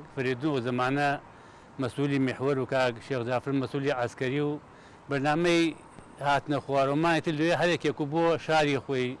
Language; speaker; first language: Central Kurdish; native; Central Kurdish